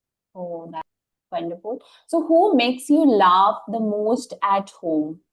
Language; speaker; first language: English; non-native, fluent; Hindi